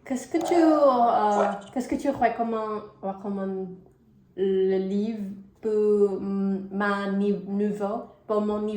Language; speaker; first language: French; non-native, learner; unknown